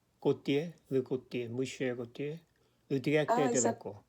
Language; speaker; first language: French; non-native, learner; Korean